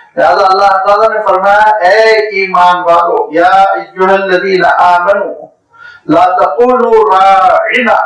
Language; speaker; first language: Urdu; native; Urdu